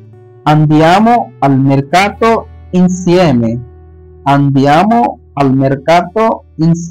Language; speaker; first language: Italian; non-native, fluent; Bangla